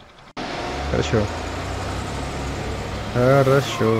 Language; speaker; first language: Russian; non-native, fluent; Spanish